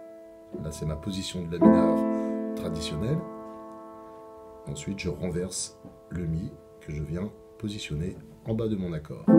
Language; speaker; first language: French; native; French